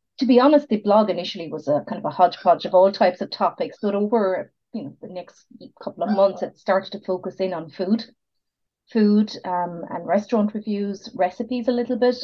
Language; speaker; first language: English; native; English